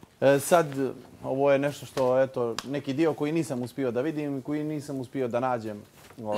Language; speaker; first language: Serbian; native; Serbian